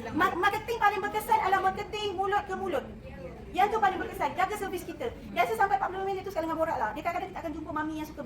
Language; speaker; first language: Malay; native; Malay